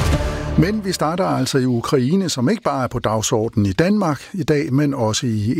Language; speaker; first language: Danish; native; Danish